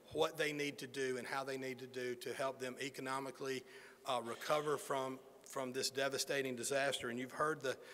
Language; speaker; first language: English; native; English